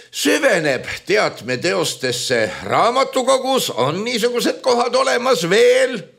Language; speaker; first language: Estonian; native; Estonian